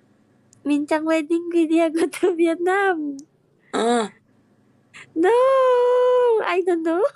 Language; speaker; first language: English; non-native, learner; Indonesian